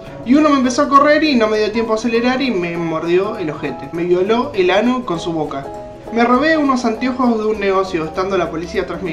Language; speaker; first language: Spanish; native; Spanish